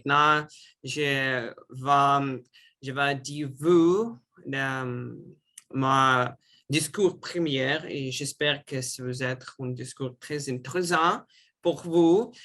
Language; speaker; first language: French; non-native, learner; Russian